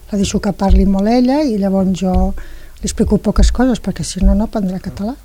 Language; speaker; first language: Catalan; native; Catalan